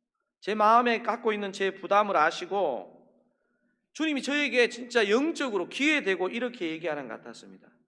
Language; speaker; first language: Korean; native; Korean